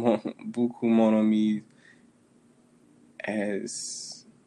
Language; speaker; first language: French; non-native, learner; English